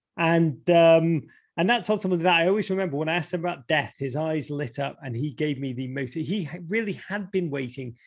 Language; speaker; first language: English; native; English